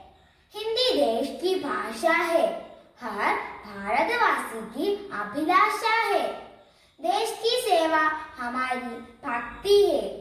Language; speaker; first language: Hindi; non-native, local second language; Malayalam